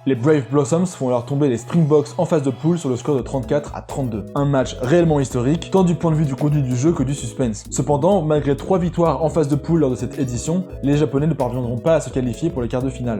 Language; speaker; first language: French; native; French